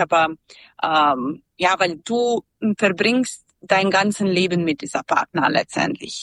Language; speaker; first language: German; non-native, fluent; Serbian